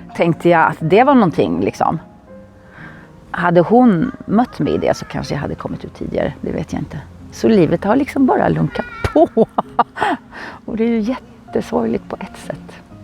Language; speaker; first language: Swedish; native; Swedish